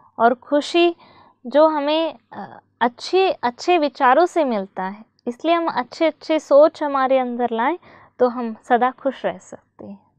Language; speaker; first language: Hindi; non-native, local second language; Kannada